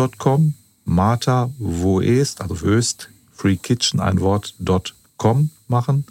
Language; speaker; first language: German; native; German